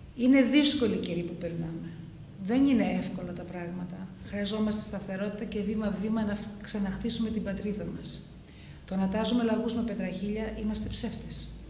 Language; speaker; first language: Greek; early bilingual, heritage; Greek